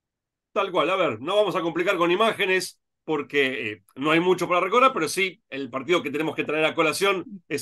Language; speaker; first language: Spanish; native; Spanish